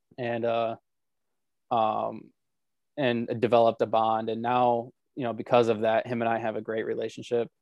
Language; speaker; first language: English; native; English